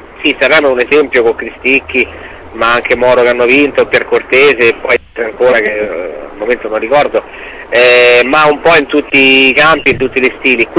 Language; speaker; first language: Italian; native; Italian